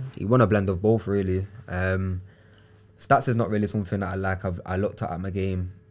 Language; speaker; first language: English; native; English